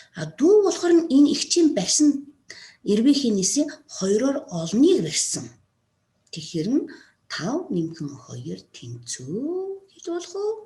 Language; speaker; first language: Mongolian; non-native, local second language; Kazakh